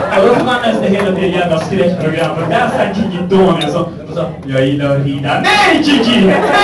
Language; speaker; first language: Swedish; early bilingual, other home language; Persian